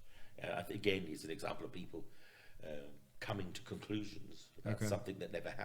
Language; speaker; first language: English; native; English